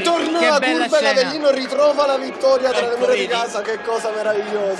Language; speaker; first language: Italian; native; Italian